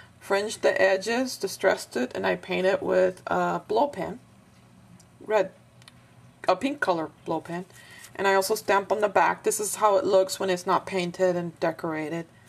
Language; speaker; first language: English; non-native, fluent; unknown